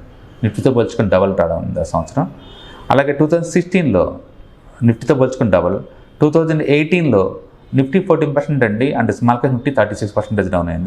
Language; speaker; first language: Telugu; native; Telugu